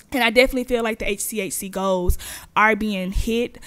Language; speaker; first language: English; native; English